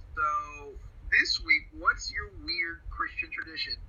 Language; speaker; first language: English; non-native, fluent; Spanish